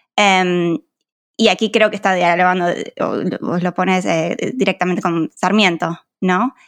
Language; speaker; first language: Spanish; native; Spanish